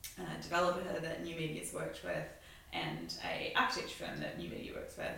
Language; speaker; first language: English; native; English